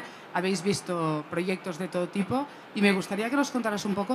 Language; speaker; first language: Spanish; native; Spanish